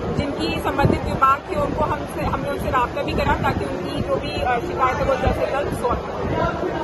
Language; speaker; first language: Hindi; non-native, local second language; Punjabi